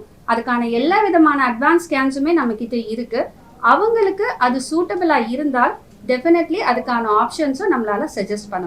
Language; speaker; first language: Tamil; native; Tamil